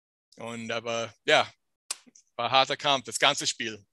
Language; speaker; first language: German; non-native, fluent; English